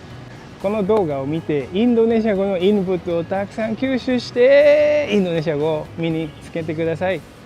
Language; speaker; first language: Japanese; non-native, fluent; Indonesian